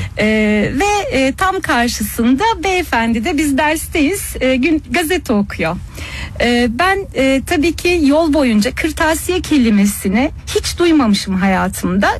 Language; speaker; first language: Turkish; early bilingual, heritage; Turkish